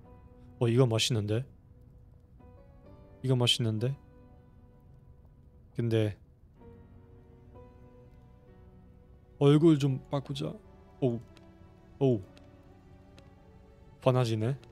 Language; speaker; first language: Korean; non-native, fluent; German